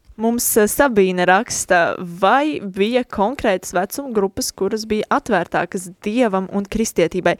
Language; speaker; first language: Latvian; native; Latvian